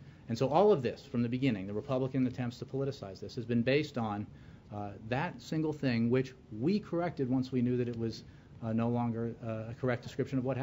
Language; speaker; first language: English; native; English